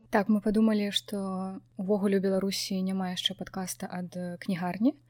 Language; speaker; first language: Belarusian; native; Belarusian